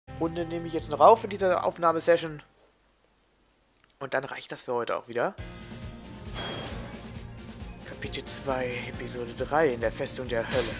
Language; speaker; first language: German; native; German